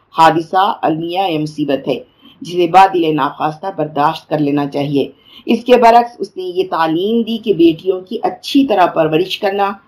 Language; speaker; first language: Urdu; native; Urdu